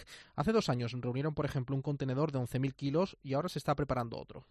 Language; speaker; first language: Spanish; native; Spanish